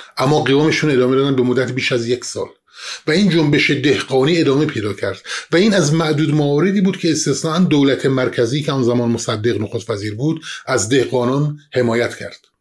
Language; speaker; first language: Persian; non-native, local second language; Kurdish